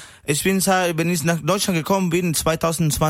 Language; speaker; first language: German; non-native, learner; Spanish